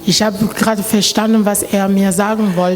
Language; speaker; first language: German; non-native, learner; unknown